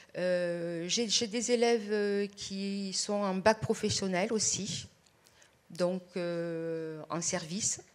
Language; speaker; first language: French; native; French